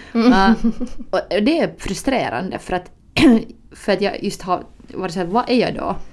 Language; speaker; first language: Swedish; early bilingual, other home language; Finnish